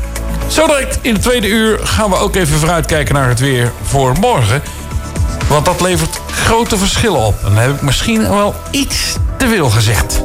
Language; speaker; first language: Dutch; native; Dutch